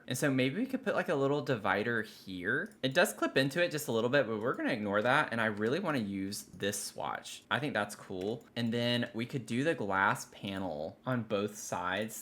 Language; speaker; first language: English; native; English